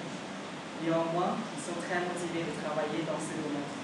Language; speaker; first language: French; non-native, learner; Vietnamese